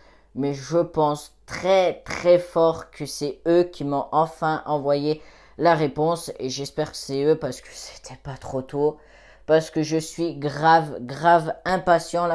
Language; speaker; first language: French; native; French